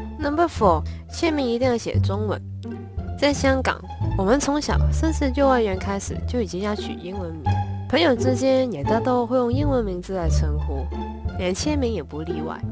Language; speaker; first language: Chinese; non-native, local second language; Cantonese